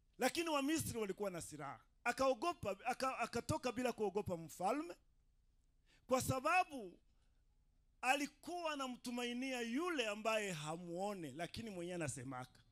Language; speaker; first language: Swahili; non-native, local second language; Rundi